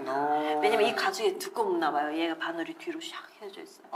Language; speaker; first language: Korean; native; Korean